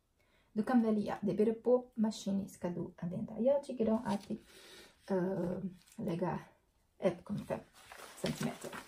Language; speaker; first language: Swedish; non-native, learner; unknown